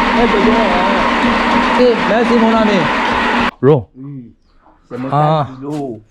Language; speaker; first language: French; non-native, learner; Korean